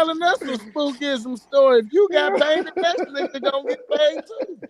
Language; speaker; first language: English; native; English